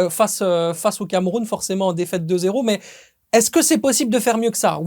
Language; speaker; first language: French; native; French